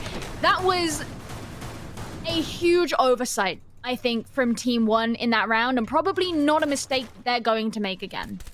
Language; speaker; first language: English; native; English